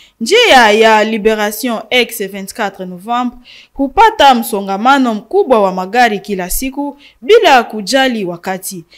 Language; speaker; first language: Swahili; non-native, local second language; Nande